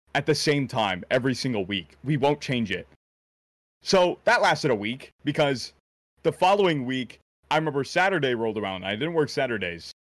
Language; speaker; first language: English; native; English